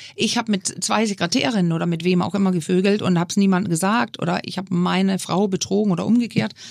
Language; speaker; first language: German; non-native, fluent; Danish